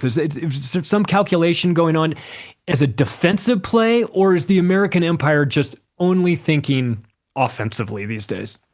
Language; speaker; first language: English; native; English